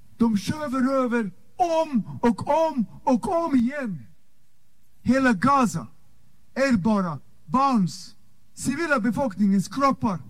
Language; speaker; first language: Swedish; non-native, fluent; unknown